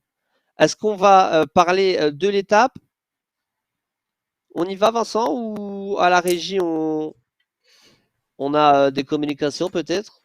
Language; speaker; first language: French; native; French